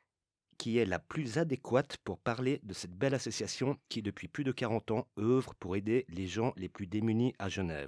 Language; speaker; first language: French; native; French